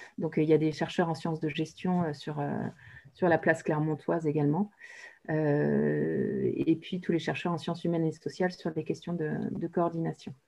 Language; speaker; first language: French; native; French